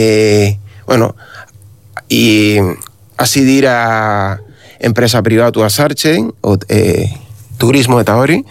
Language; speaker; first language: Basque; non-native, learner; Spanish